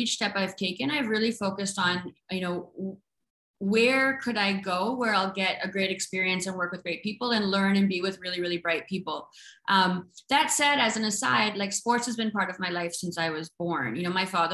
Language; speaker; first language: English; native; English